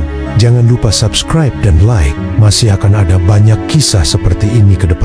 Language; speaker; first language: Indonesian; native; Indonesian